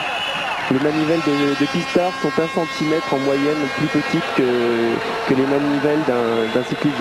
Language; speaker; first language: French; native; French